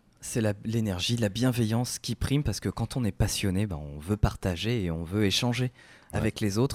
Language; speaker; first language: French; native; French